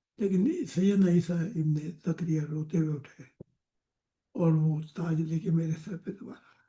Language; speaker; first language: Urdu; native; Urdu